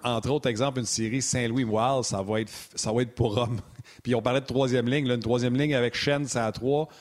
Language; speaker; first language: French; native; French